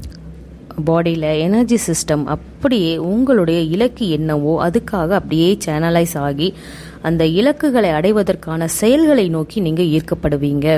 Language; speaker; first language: Tamil; native; Tamil